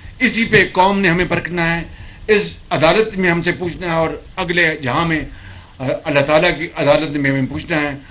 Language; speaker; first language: Urdu; non-native, local second language; Punjabi